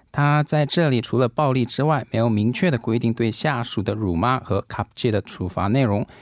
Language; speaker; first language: Chinese; native; Chinese